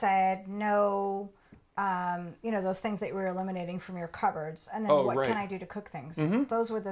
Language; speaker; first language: English; native; English